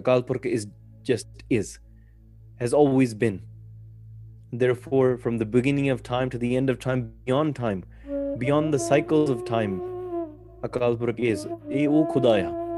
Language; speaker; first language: English; early bilingual, other home language; Punjabi